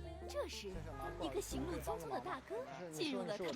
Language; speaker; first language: Chinese; native; Chinese